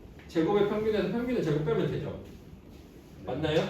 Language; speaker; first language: Korean; native; Korean